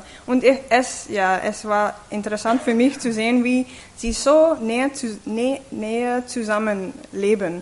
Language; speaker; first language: German; non-native, fluent; English